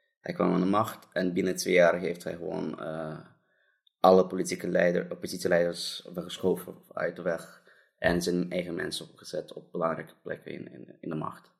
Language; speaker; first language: Dutch; non-native, fluent; Russian